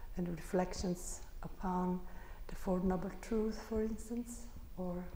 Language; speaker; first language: English; non-native, fluent; Italian